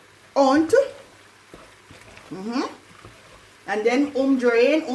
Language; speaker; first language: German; non-native, learner; English